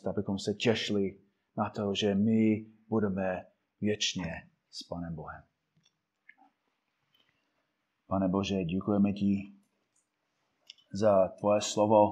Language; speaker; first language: Czech; non-native, fluent; English